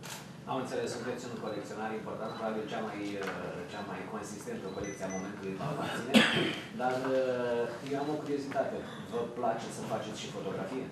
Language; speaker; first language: Romanian; native; Romanian